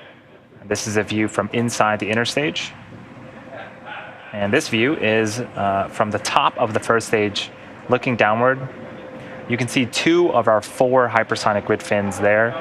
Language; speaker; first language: English; native; English